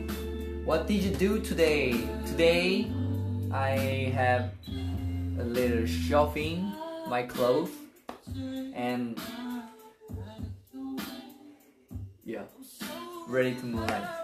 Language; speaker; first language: English; non-native, learner; Korean